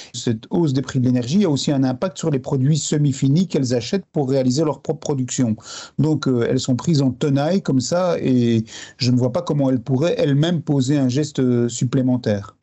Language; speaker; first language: French; native; French